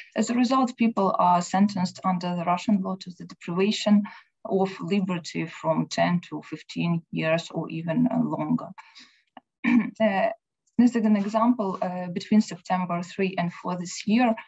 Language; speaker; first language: English; non-native, learner; Ukrainian